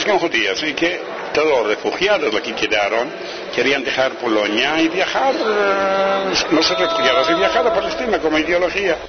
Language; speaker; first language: Spanish; non-native, fluent; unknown